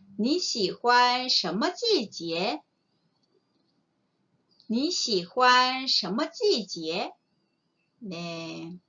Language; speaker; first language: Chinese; non-native, fluent; Korean